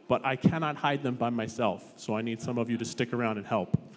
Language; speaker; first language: English; native; English